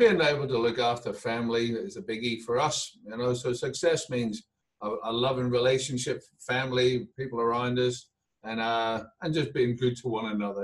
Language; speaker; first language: English; native; English